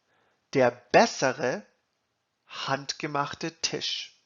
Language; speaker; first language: German; non-native, fluent; English